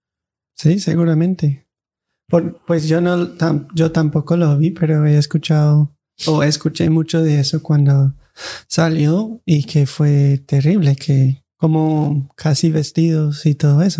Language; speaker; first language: Spanish; non-native, fluent; English